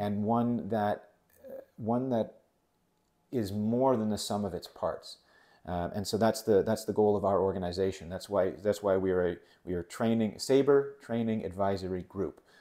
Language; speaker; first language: English; native; English